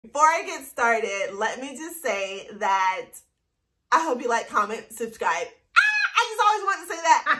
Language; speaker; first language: English; native; English